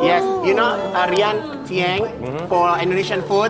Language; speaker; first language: English; non-native, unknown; Indonesian